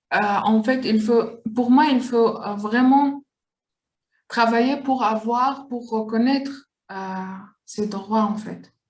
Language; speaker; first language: French; non-native, learner; Kurdish